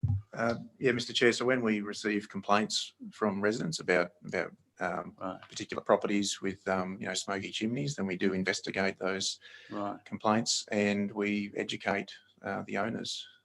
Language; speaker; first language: English; native; English